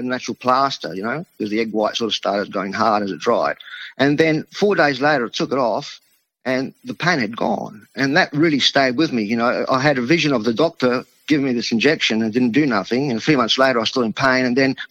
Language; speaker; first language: English; non-native, local second language; Italian